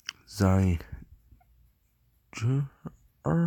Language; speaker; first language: Chinese; non-native, learner; English